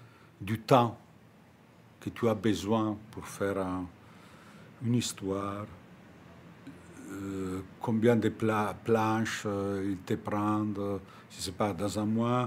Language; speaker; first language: French; non-native, fluent; Italian